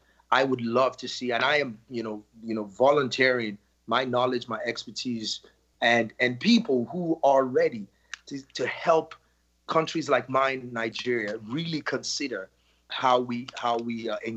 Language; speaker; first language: English; non-native, local second language; Yoruba